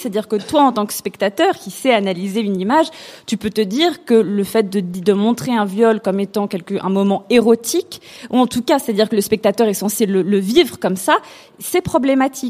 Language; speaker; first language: French; native; French